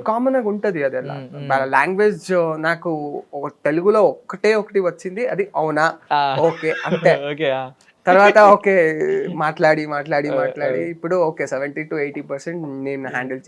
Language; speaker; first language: Telugu; non-native, learner; Kannada